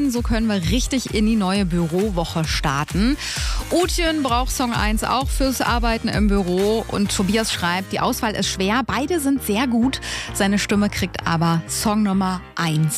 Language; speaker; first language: German; native; German